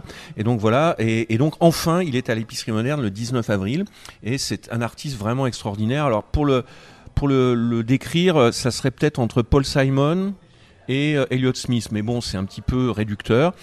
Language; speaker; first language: French; native; French